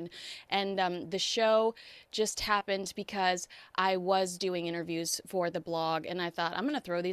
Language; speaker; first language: English; native; English